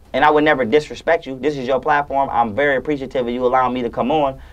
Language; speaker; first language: English; native; English